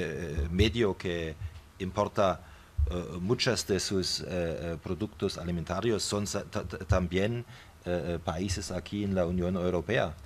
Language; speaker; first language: Spanish; non-native, fluent; German